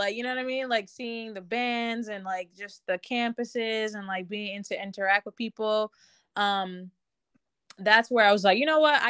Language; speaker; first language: English; native; English